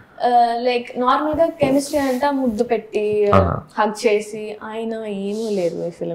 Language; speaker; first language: Telugu; non-native, learner; Tamil